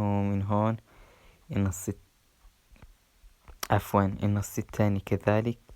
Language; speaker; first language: Arabic; native; Arabic